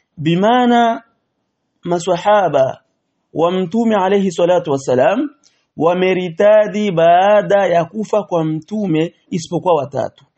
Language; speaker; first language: Swahili; native; Swahili